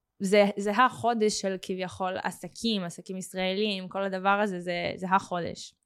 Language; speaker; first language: Hebrew; native; Hebrew